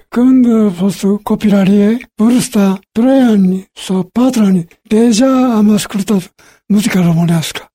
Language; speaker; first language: Romanian; non-native, learner; Japanese